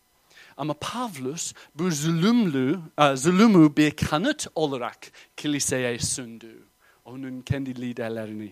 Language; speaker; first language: Turkish; non-native, fluent; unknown